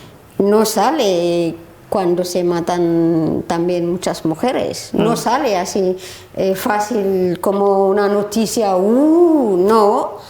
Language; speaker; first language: Spanish; non-native, learner; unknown